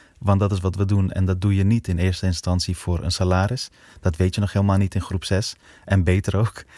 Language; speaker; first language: Dutch; early bilingual, other home language; Persian